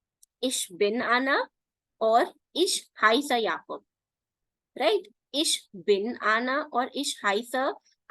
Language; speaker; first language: German; non-native, fluent; Hindi